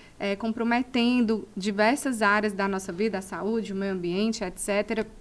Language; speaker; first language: Portuguese; native; Portuguese